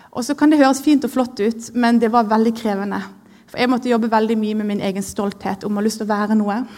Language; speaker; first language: Norwegian; native; Norwegian